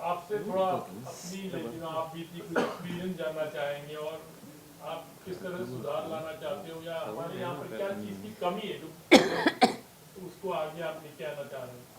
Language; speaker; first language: Hindi; native; Hindi